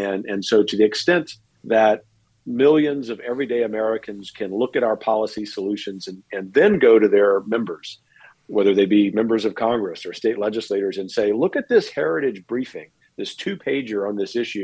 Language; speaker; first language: English; native; English